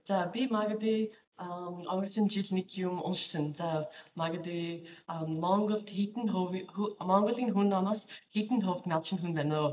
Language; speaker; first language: Mongolian; non-native, fluent; English